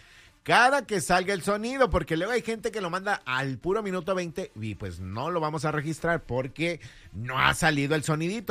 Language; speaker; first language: Spanish; native; Spanish